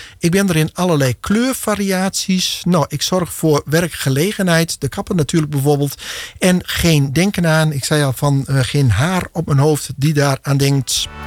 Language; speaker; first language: Dutch; native; Dutch